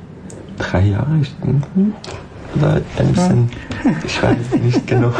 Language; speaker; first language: German; non-native, learner; Persian